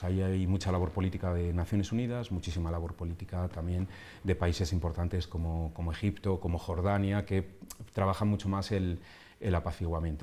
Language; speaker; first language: Spanish; native; Spanish